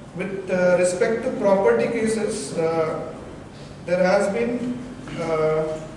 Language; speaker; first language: English; non-native, local second language; Marathi